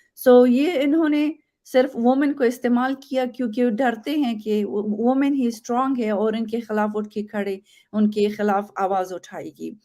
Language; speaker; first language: Urdu; non-native, fluent; Persian